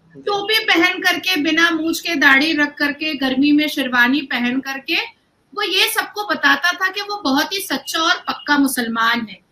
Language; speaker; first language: Hindi; native; Hindi